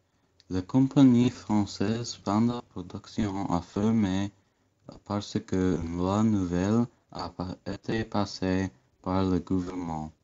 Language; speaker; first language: French; non-native, learner; English